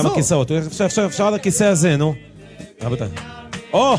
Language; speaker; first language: Hebrew; native; Hebrew